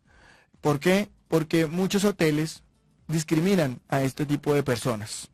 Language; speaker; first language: Spanish; native; Spanish